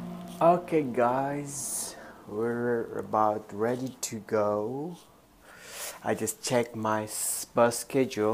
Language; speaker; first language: English; non-native, learner; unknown